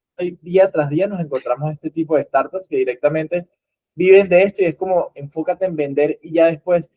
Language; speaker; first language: Spanish; native; Spanish